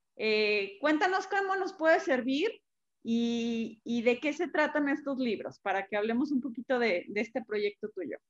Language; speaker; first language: Spanish; native; Spanish